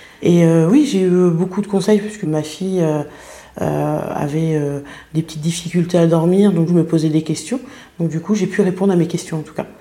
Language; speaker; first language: French; native; French